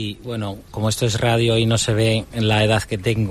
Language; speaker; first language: Spanish; non-native, fluent; Dutch